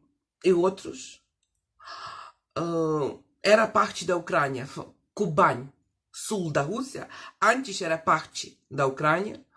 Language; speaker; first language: Portuguese; non-native, fluent; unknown